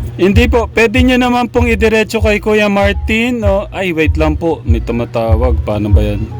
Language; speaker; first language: Filipino; native; Filipino